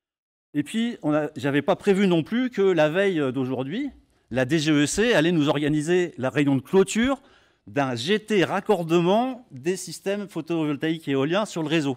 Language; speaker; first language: French; native; French